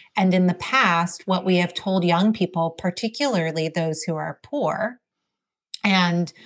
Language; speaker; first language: English; native; English